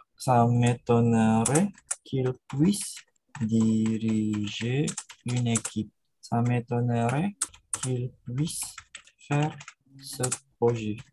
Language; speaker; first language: French; non-native, fluent; Indonesian